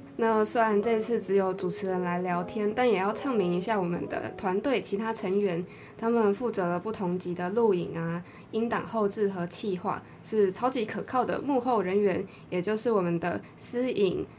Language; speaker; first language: Chinese; native; Chinese